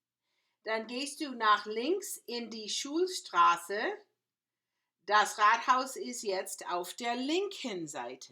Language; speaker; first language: German; non-native, fluent; English